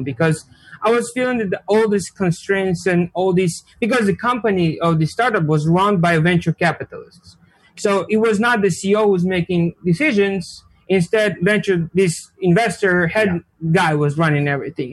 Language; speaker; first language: English; non-native, fluent; Georgian